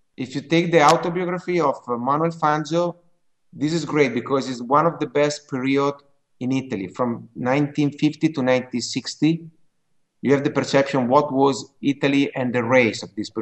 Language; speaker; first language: English; non-native, fluent; Italian